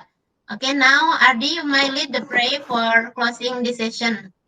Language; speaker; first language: English; non-native, learner; Indonesian